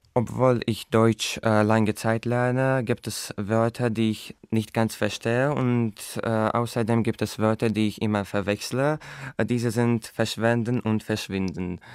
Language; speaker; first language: German; non-native, fluent; Azerbaijani